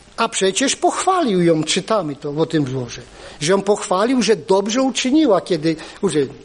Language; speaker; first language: Polish; native; Polish